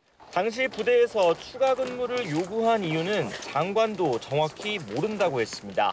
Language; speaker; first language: Korean; native; Korean